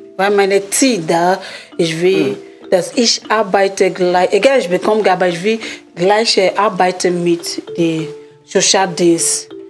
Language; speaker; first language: German; non-native, learner; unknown